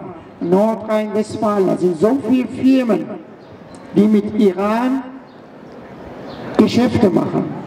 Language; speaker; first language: German; non-native, fluent; Persian